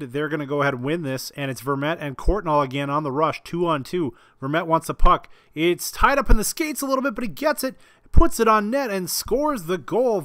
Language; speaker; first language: English; native; English